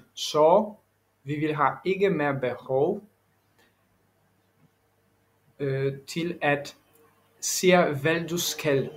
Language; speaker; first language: Danish; non-native, learner; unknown